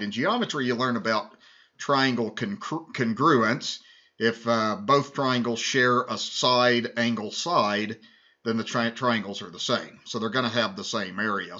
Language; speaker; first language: English; native; English